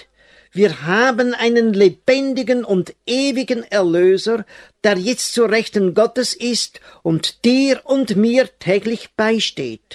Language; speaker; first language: German; native; German